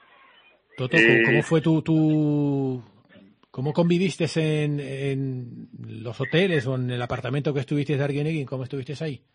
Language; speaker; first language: Spanish; native; Spanish